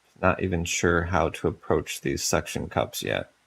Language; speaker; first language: English; native; English